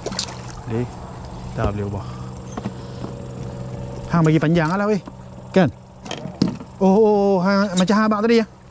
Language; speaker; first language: Malay; native; Malay